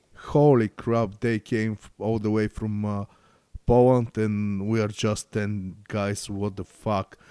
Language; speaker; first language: English; non-native, learner; Bulgarian